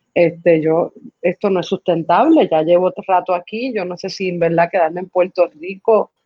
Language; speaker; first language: Spanish; early bilingual, other home language; English